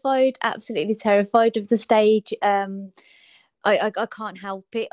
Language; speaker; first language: English; native; English